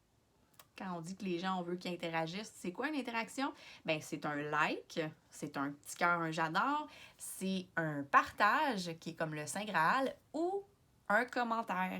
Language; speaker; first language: French; native; French